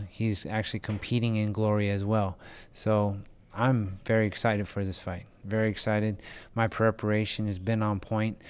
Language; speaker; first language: English; early bilingual, other home language; Filipino